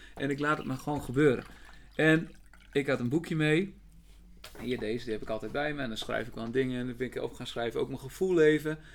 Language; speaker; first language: Dutch; native; Dutch